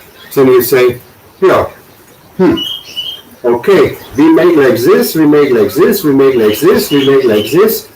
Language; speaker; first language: English; non-native, learner; German